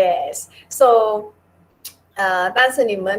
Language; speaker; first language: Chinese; non-native, local second language; Min Nan Chinese